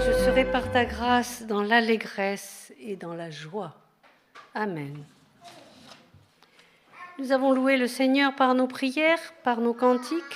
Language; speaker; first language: French; native; French